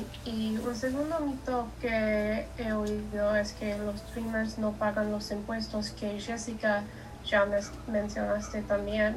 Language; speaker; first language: Spanish; non-native, learner; English